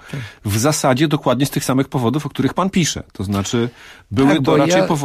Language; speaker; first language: Polish; native; Polish